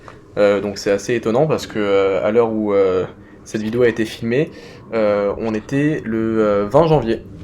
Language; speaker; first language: French; native; French